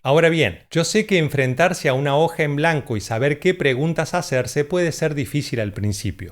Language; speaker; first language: Spanish; native; Spanish